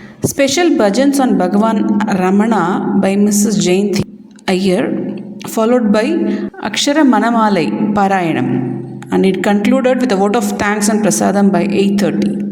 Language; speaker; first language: English; non-native, local second language; Tamil